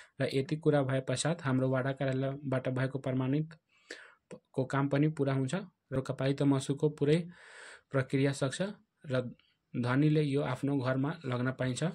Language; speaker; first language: Nepali; non-native, local second language; Bhojpuri